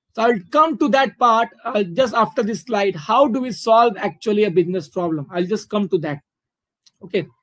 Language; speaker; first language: English; non-native, local second language; Hindi